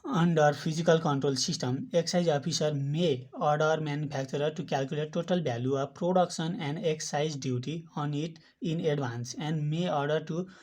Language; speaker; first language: English; non-native, local second language; Nepali